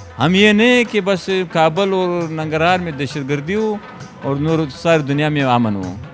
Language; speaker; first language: Urdu; non-native, local second language; Pashto